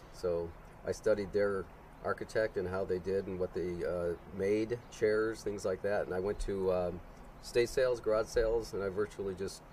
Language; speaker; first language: English; native; English